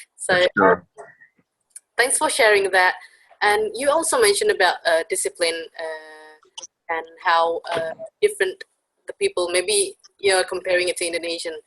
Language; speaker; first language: English; non-native, fluent; Indonesian